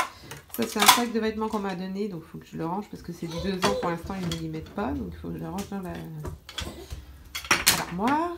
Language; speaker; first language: French; native; French